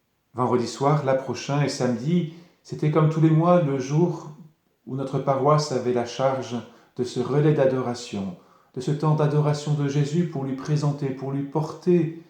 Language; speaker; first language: French; native; French